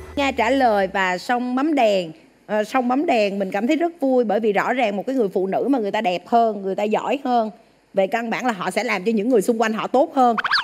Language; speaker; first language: Vietnamese; native; Vietnamese